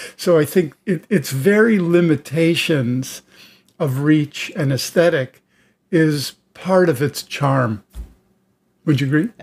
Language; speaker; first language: English; native; English